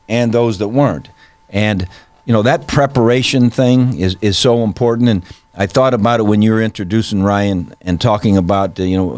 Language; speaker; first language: English; native; English